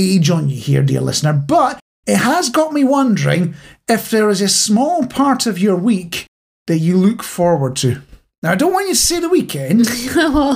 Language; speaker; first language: English; native; English